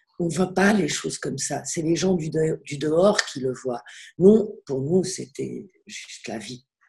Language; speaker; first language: French; non-native, local second language; Arabic